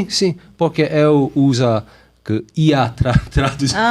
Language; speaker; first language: Portuguese; non-native, learner; Korean